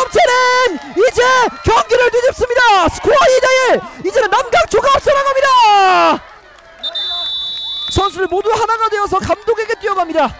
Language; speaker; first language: Korean; native; Korean